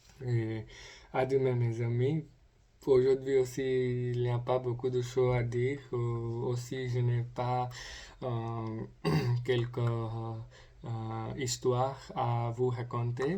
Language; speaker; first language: French; non-native, learner; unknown